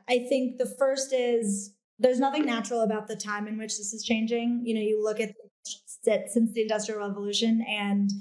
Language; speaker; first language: English; native; English